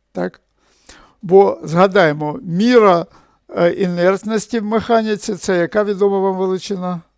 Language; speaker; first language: Ukrainian; native; Ukrainian